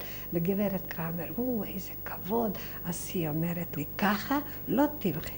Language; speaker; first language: Hebrew; non-native, fluent; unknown